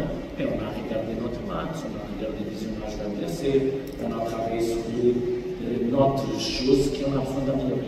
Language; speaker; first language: French; non-native, fluent; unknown